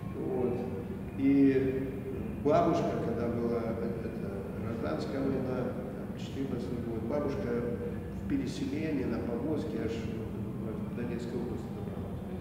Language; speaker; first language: Russian; native; Russian